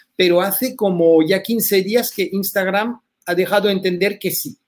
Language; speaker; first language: Spanish; early bilingual, heritage; French